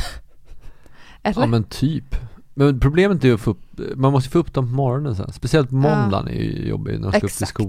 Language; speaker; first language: Swedish; native; Swedish